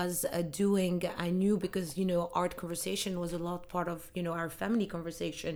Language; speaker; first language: English; non-native, fluent; Arabic